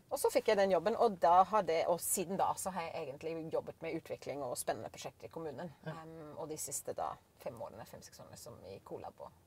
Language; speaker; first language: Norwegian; non-native, fluent; English